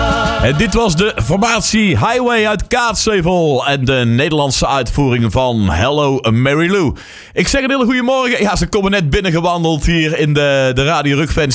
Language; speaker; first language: Dutch; native; Dutch